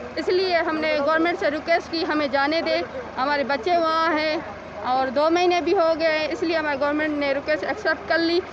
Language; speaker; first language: Urdu; non-native, local second language; Sindhi